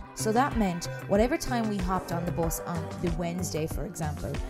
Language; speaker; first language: English; native; English